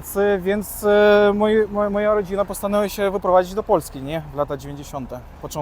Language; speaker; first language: Polish; early bilingual, other home language; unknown